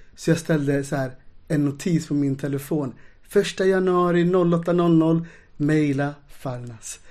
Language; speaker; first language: Swedish; native; Swedish